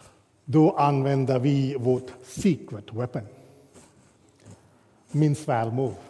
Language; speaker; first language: Swedish; non-native, fluent; English